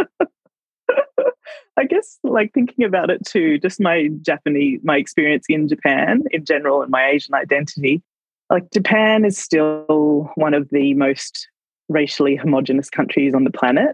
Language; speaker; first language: English; native; English